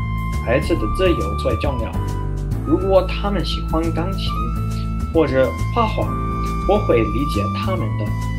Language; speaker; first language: Chinese; non-native, learner; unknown